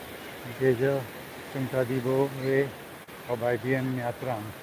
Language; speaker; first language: Vietnamese; non-native, learner; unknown